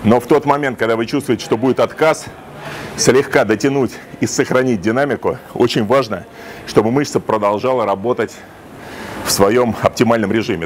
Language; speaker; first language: Russian; native; Russian